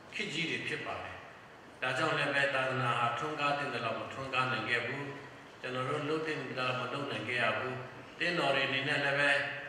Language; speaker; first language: Burmese; non-native, local second language; Tedim Chin